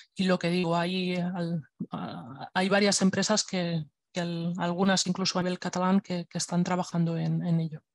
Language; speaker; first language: Spanish; non-native, local second language; Catalan